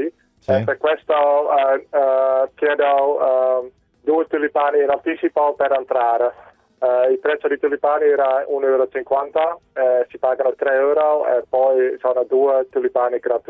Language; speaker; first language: Italian; non-native, learner; Dutch